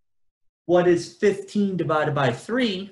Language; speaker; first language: English; native; English